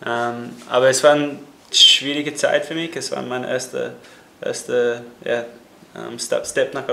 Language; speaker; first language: German; non-native, fluent; English